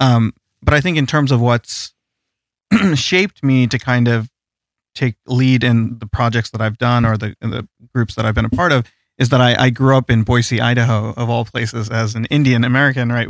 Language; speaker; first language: English; early bilingual, other home language; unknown